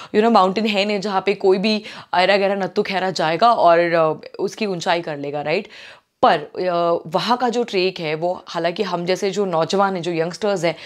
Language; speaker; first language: Hindi; non-native, local second language; Marathi